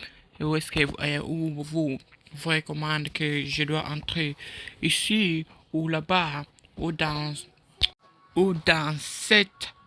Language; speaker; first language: French; non-native, learner; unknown